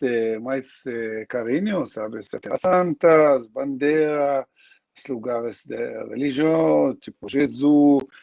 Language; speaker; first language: Portuguese; non-native, learner; Hebrew